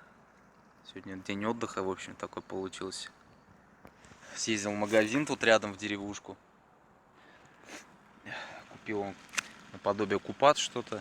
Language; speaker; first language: Russian; native; Russian